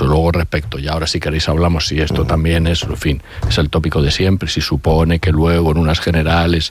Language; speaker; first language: Spanish; native; Spanish